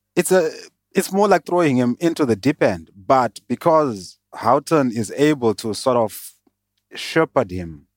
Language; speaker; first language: English; non-native, local second language; Shona